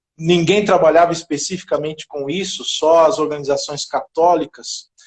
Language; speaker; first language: Portuguese; native; Portuguese